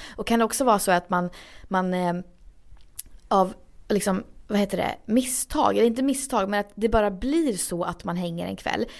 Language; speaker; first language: Swedish; native; Swedish